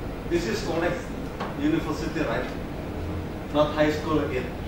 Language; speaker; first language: English; non-native, learner; Indonesian